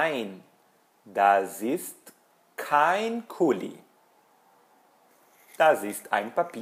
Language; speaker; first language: German; non-native, fluent; Portuguese